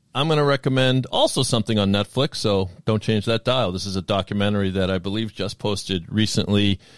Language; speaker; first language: English; native; English